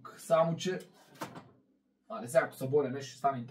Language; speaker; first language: Bulgarian; native; Bulgarian